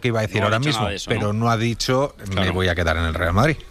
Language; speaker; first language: Spanish; native; Spanish